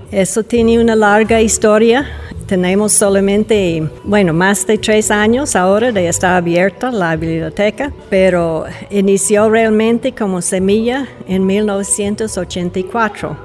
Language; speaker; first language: Spanish; non-native, fluent; English